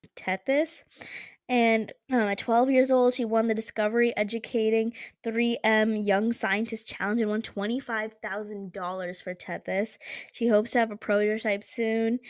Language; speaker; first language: English; early bilingual, other home language; Hindi